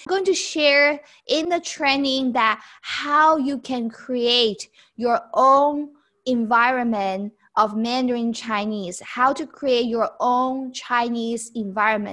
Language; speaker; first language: English; non-native, fluent; Chinese